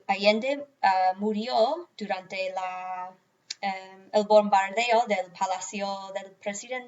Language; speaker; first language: Spanish; non-native, fluent; English